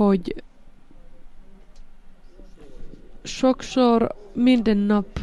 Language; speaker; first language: Hungarian; non-native, learner; Finnish